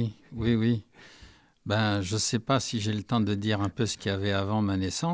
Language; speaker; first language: French; early bilingual, heritage; French